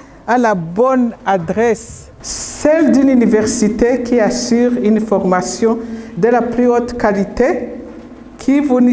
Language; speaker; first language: French; non-native, local second language; Rundi